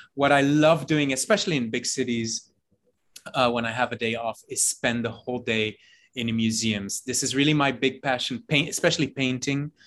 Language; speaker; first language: English; non-native, fluent; Hebrew